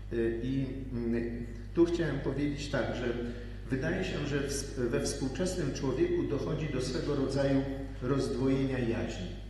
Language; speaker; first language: Polish; native; Polish